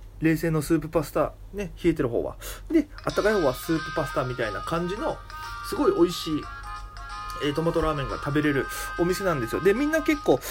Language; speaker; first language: Japanese; native; Japanese